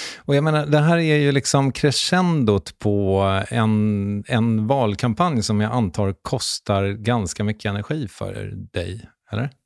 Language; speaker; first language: Swedish; native; Swedish